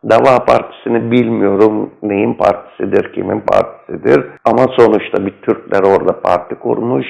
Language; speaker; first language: Turkish; native; Turkish